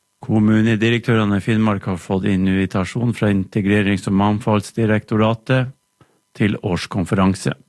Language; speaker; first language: Norwegian; native; Norwegian